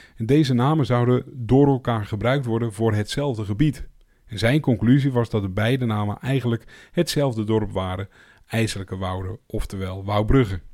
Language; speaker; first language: Dutch; native; Dutch